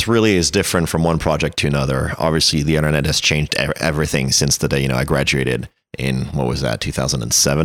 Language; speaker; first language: English; non-native, fluent; French